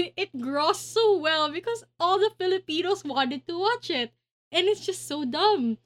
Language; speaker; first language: English; non-native, local second language; Filipino